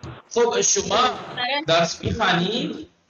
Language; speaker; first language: Persian; non-native, fluent; Urdu